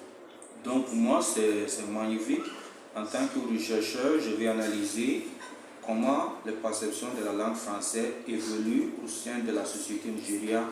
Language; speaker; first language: French; non-native, fluent; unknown